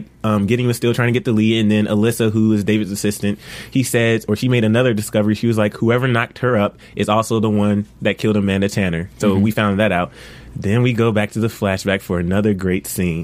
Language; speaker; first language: English; native; English